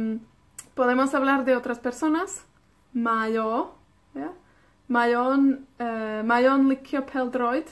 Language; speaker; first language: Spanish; non-native, fluent; Welsh